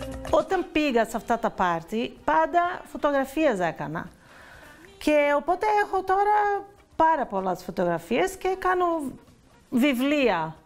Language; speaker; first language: Greek; non-native, fluent; Portuguese